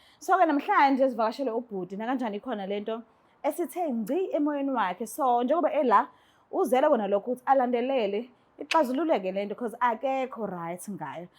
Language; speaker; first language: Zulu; native; Zulu